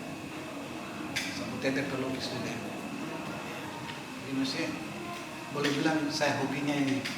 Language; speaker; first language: Indonesian; native; Indonesian